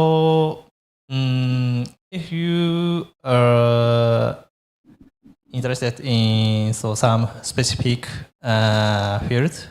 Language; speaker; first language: English; non-native, learner; Japanese